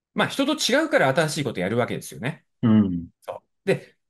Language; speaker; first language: Japanese; native; Japanese